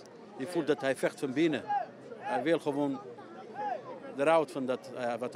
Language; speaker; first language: Dutch; non-native, learner; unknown